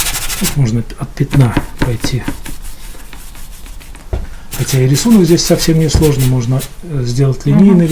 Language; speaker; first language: Russian; native; Russian